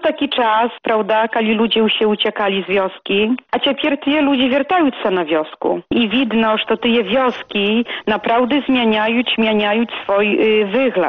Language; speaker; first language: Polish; non-native, local second language; Belarusian